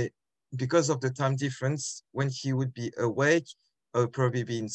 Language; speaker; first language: English; non-native, fluent; French